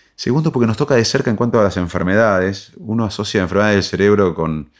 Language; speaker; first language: Spanish; native; Spanish